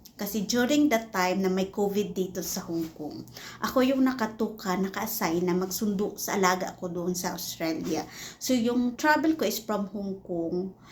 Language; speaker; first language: Filipino; non-native, local second language; Cebuano